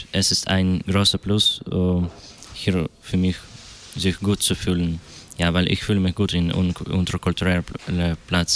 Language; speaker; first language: German; non-native, fluent; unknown